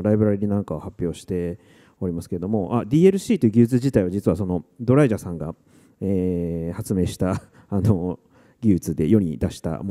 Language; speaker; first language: Japanese; native; Japanese